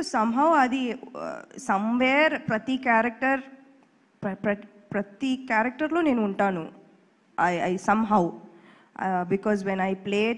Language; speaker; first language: Telugu; non-native, local second language; English